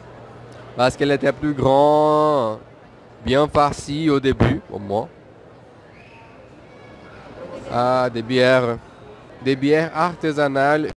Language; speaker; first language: French; non-native, fluent; Portuguese